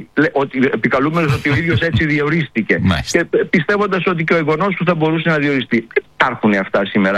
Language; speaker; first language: Greek; native; Greek